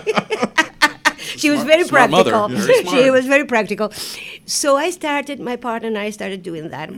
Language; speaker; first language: English; non-native, fluent; Spanish